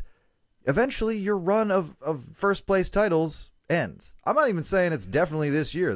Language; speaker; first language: English; native; English